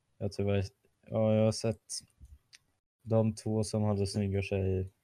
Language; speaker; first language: Swedish; non-native, fluent; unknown